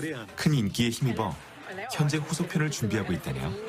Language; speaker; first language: Korean; native; Korean